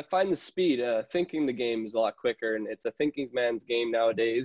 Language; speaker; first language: English; native; English